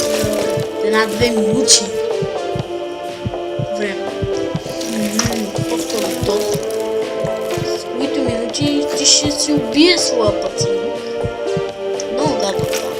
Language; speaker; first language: Bulgarian; native; Bulgarian